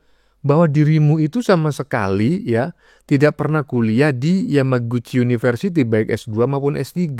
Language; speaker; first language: Indonesian; native; Indonesian